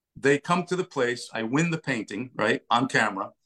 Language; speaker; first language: English; early bilingual, other home language; Italian